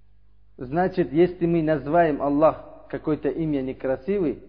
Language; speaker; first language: Russian; non-native, learner; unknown